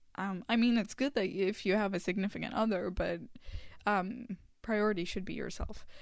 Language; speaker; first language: English; non-native, local second language; Hindi